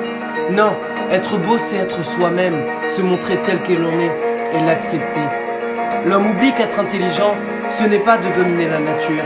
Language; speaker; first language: French; native; French